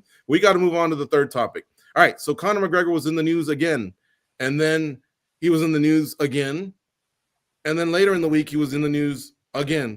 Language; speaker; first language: English; native; English